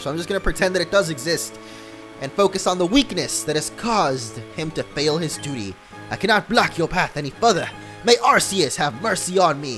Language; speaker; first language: English; native; English